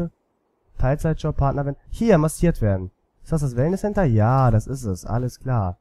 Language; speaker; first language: German; native; German